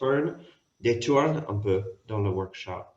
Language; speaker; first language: French; non-native, fluent; English